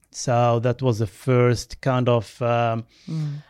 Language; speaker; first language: English; non-native, fluent; Berber languages